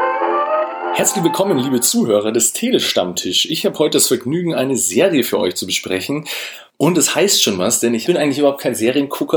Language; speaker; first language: German; native; German